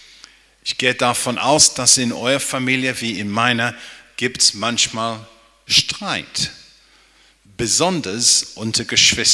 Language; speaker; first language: German; non-native, fluent; English